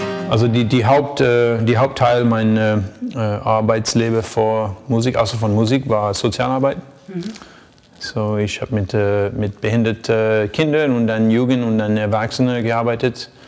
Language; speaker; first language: German; non-native, fluent; English